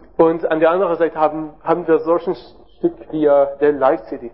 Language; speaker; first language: German; non-native, learner; French